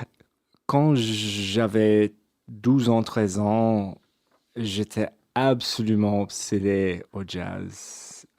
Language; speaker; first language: French; non-native, fluent; English